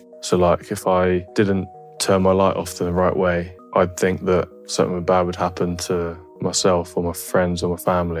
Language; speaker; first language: English; native; English